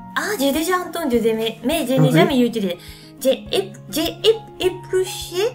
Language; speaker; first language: French; non-native, learner; Japanese